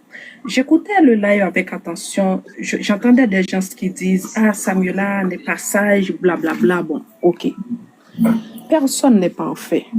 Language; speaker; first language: French; non-native, local second language; Haitian Creole